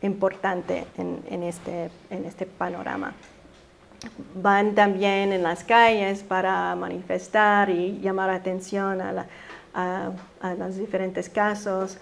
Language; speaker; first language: Spanish; early bilingual, heritage; Spanish